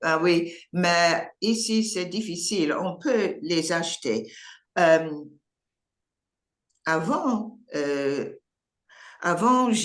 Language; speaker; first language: French; non-native, learner; English